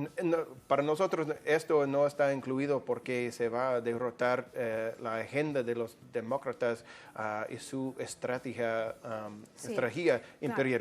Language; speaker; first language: Spanish; non-native, fluent; English